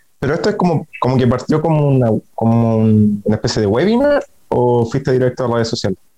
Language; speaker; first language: Spanish; native; Spanish